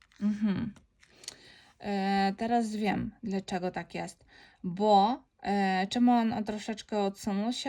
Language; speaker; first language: Polish; non-native, learner; Ukrainian